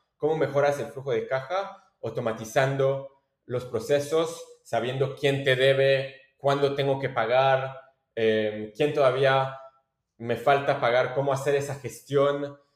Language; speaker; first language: Spanish; non-native, fluent; French